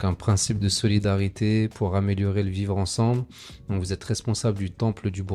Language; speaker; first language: French; native; French